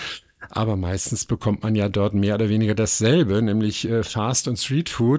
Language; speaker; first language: German; native; German